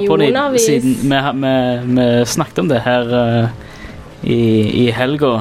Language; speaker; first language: Norwegian; native; Norwegian